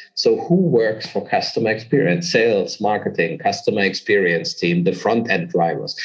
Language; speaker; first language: English; non-native, fluent; German